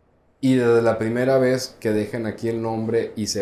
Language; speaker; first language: Spanish; native; Spanish